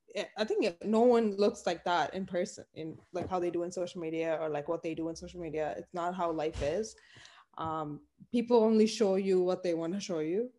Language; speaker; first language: English; non-native, local second language; Tamil